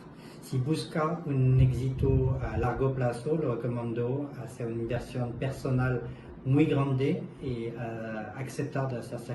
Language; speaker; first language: Spanish; non-native, fluent; French